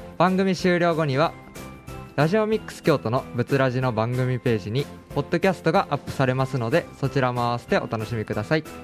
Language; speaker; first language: Japanese; native; Japanese